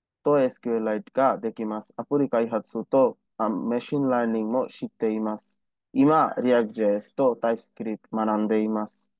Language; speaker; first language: Japanese; non-native, learner; Bangla